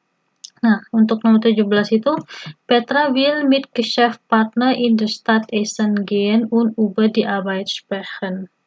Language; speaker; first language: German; non-native, fluent; Indonesian